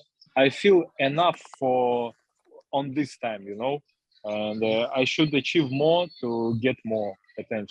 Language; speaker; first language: English; non-native, learner; Russian